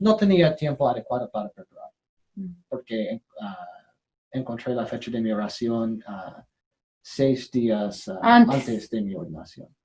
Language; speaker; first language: Spanish; non-native, learner; English